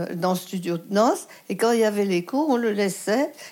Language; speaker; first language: French; native; French